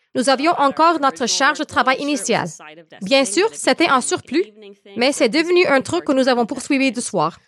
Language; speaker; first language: French; native; French